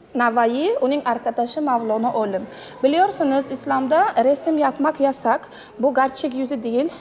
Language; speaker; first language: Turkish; non-native, learner; Uzbek